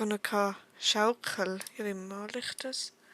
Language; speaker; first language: German; native; German